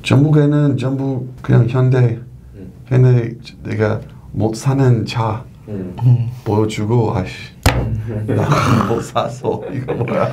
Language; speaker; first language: Korean; non-native, learner; English